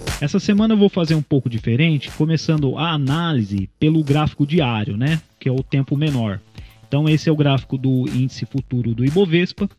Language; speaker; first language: Portuguese; native; Portuguese